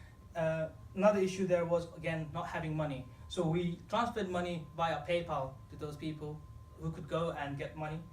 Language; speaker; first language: English; non-native, fluent; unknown